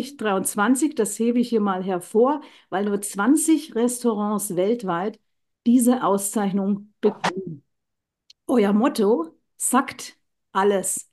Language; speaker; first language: German; native; German